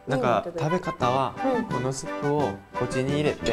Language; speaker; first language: Japanese; non-native, learner; Korean